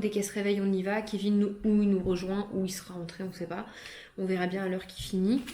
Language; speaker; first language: French; native; French